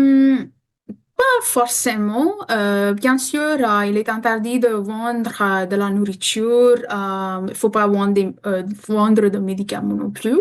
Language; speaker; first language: French; non-native, fluent; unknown